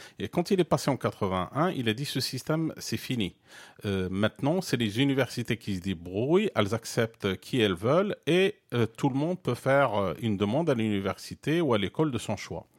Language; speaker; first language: French; non-native, local second language; Arabic